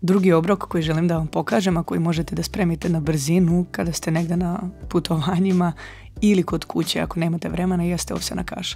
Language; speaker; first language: Serbian; native; Serbian